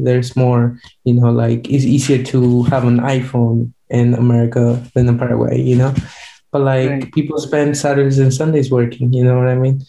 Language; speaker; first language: English; non-native, fluent; Guarani